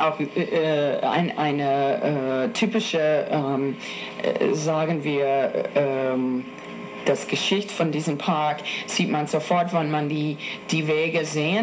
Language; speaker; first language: German; non-native, fluent; English